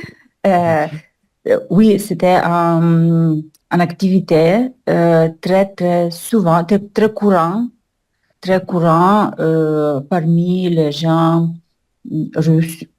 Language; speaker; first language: French; non-native, learner; Russian